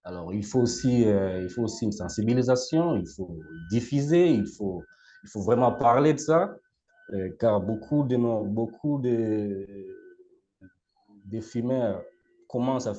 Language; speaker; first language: French; non-native, local second language; Lingala